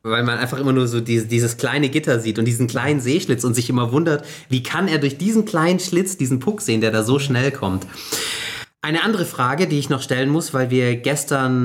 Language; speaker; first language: German; native; German